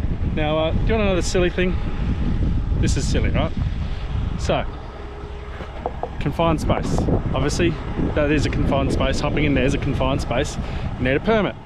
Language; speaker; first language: English; native; English